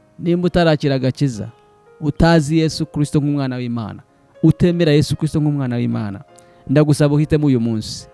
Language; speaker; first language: Kinyarwanda; early bilingual, heritage; Kinyarwanda